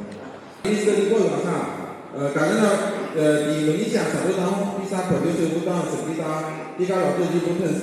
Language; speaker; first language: Indonesian; non-native, learner; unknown